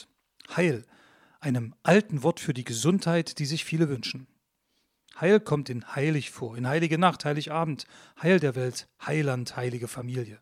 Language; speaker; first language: German; native; German